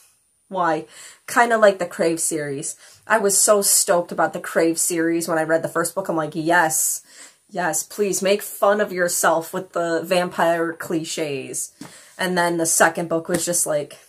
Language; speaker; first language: English; native; English